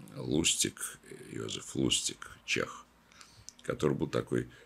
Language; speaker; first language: Russian; native; Russian